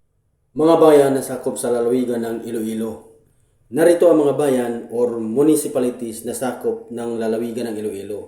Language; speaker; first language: Filipino; native; Filipino